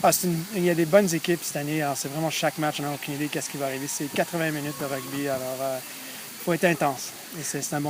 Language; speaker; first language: French; native; French